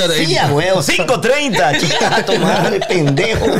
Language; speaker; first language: Spanish; native; Spanish